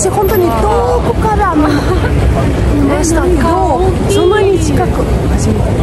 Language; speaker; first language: Japanese; non-native, fluent; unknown